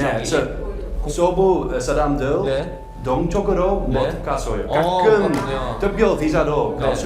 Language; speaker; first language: Korean; non-native, learner; Dutch